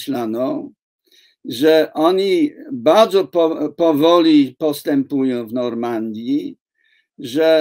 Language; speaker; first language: Polish; non-native, fluent; English